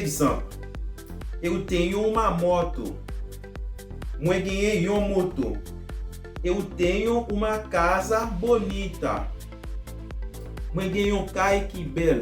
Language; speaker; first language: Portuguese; non-native, fluent; Haitian Creole